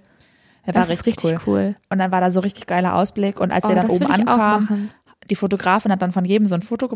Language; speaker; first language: German; native; German